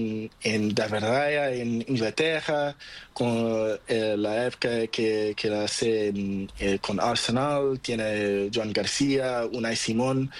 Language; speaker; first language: Spanish; non-native, learner; Portuguese